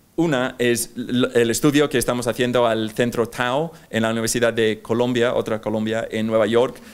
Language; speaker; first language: Spanish; non-native, fluent; English